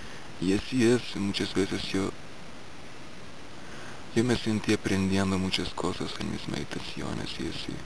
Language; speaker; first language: Spanish; non-native, fluent; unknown